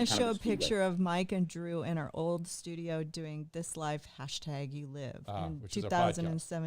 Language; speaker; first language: English; native; English